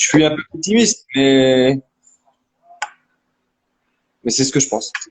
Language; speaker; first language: French; native; French